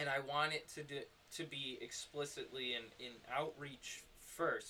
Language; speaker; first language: English; native; English